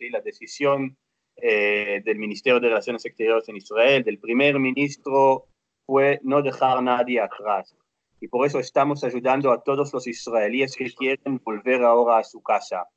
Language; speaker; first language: Spanish; non-native, fluent; Hebrew